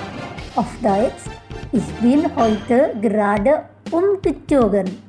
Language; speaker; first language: German; non-native, fluent; Indonesian